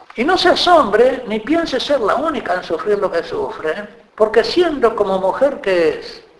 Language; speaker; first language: Spanish; native; Spanish